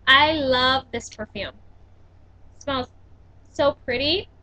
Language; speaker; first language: English; native; English